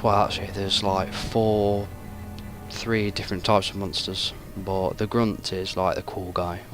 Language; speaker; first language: English; native; English